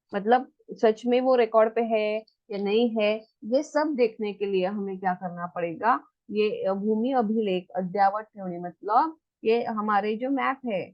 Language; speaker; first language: Hindi; non-native, local second language; Marathi